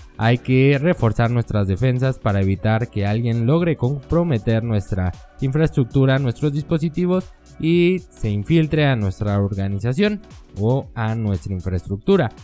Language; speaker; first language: Spanish; native; Spanish